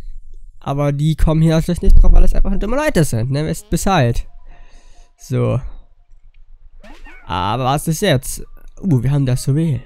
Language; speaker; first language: German; native; German